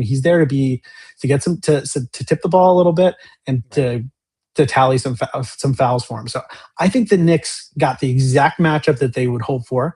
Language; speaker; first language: English; native; English